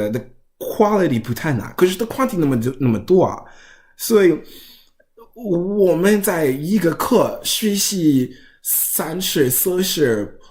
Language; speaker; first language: Chinese; non-native, learner; English